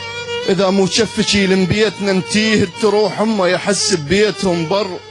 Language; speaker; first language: Arabic; native; Arabic